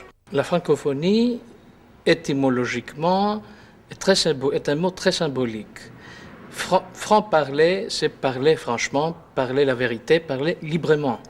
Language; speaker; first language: French; early bilingual, heritage; Greek